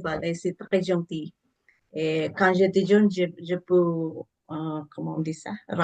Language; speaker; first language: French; non-native, learner; English